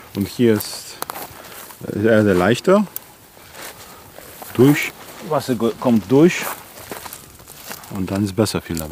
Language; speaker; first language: German; non-native, learner; Polish